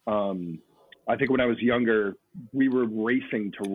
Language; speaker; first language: English; native; English